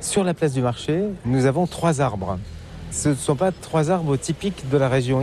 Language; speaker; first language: French; native; French